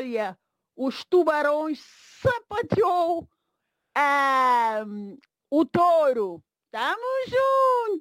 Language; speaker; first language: Portuguese; non-native, local second language; Kabuverdianu